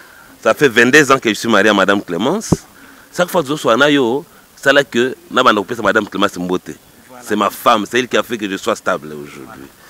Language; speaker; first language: French; non-native, local second language; Lingala